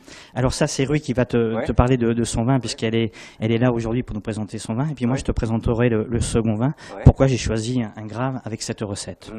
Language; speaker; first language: French; native; French